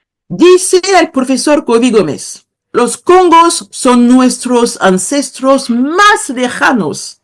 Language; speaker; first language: Spanish; non-native, fluent; Kongo